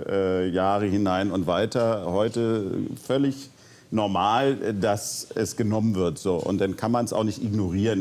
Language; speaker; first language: German; native; German